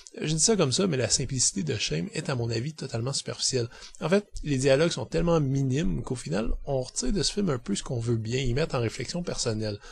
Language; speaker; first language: French; native; French